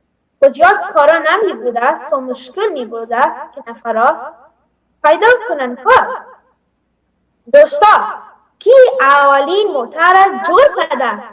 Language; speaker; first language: Persian; early bilingual, heritage; Persian